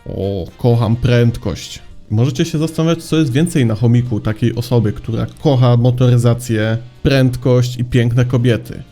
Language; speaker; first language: Polish; native; Polish